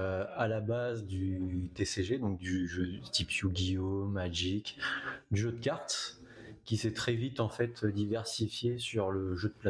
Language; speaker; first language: French; native; French